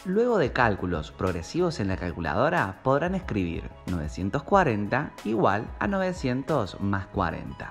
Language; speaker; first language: Spanish; native; Spanish